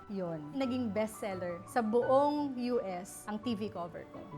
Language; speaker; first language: Filipino; native; Filipino